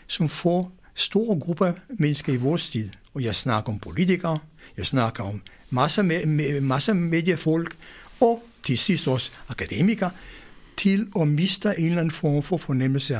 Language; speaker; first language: Danish; non-native, fluent; Hebrew